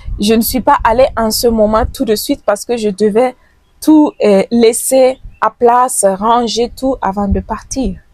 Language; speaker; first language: French; native; French